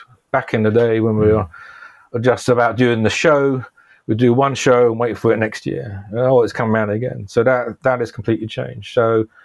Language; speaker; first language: English; native; English